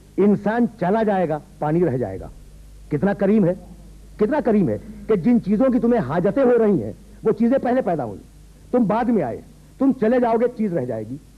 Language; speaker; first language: Urdu; native; Urdu